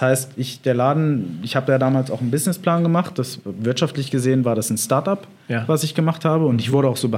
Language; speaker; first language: German; native; German